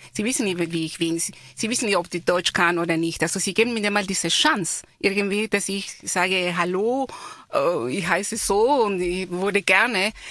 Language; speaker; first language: German; non-native, fluent; Spanish